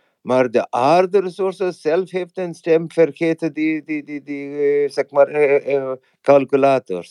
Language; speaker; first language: Dutch; non-native, fluent; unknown